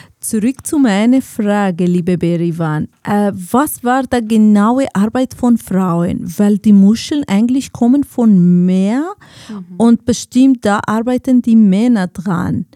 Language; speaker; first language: German; non-native, fluent; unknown